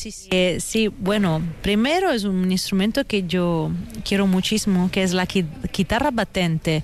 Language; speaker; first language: Spanish; non-native, fluent; Italian